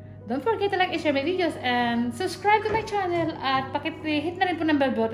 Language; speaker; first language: English; non-native, local second language; Filipino